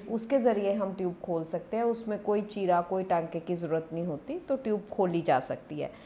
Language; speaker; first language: Hindi; non-native, local second language; Punjabi